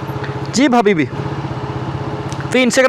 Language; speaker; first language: Arabic; non-native, learner; Malayalam